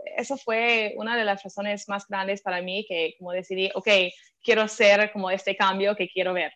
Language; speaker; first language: Spanish; non-native, fluent; English